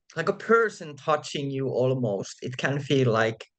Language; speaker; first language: English; non-native, fluent; Finnish